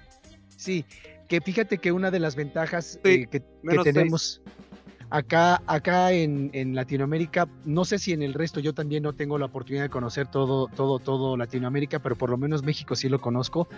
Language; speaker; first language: Spanish; native; Spanish